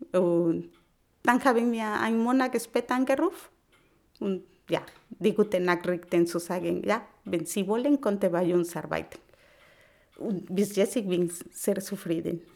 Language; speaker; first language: German; non-native, learner; Spanish